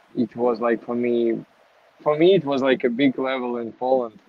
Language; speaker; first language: English; non-native, learner; Ukrainian